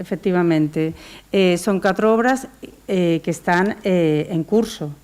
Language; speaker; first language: Spanish; native; Spanish